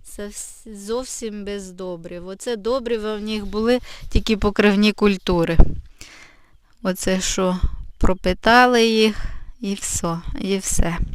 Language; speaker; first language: Ukrainian; native; Ukrainian